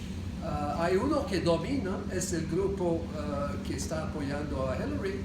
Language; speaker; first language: Spanish; non-native, fluent; English